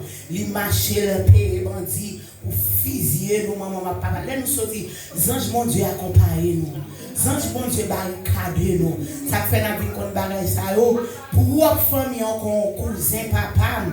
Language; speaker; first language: French; non-native, local second language; Haitian Creole